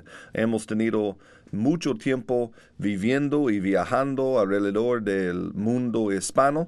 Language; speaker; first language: Spanish; non-native, learner; English